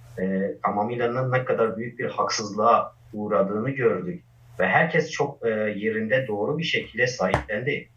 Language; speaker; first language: Turkish; non-native, local second language; Kurdish